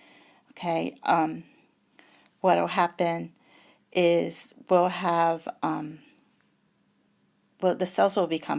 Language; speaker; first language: English; native; English